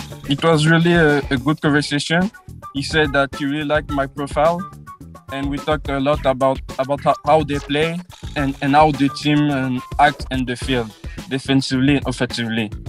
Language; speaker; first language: English; non-native, fluent; French